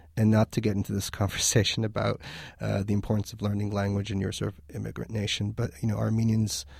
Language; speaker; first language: English; early bilingual, other home language; Armenian